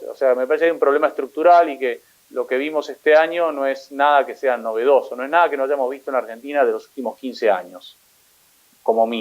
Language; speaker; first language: Spanish; native; Spanish